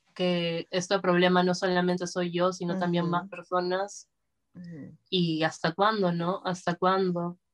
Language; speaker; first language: Spanish; native; Spanish